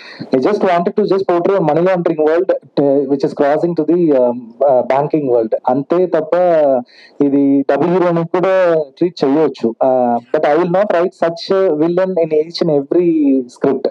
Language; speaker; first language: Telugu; non-native, fluent; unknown